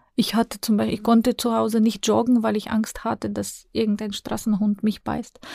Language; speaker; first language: German; non-native, fluent; Russian